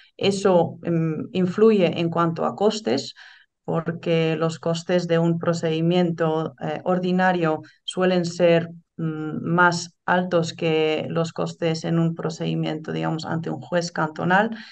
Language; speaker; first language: Spanish; non-native, fluent; Dutch